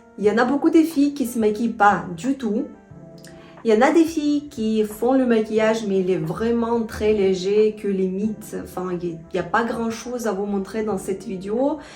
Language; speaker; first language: French; non-native, fluent; Russian